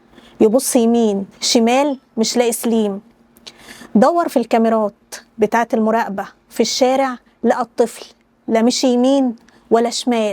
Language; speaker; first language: Arabic; native; Arabic